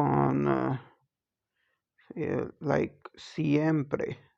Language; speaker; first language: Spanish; non-native, learner; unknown